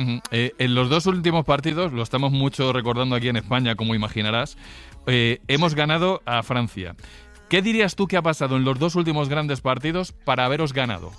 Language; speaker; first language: Spanish; native; Spanish